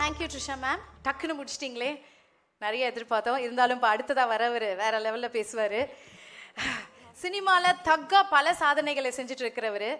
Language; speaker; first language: Tamil; native; Tamil